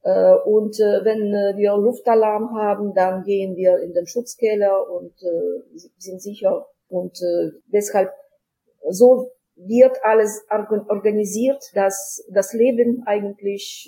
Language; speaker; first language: German; non-native, fluent; Ukrainian